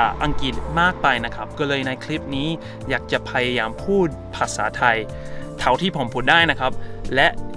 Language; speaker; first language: Thai; non-native, fluent; English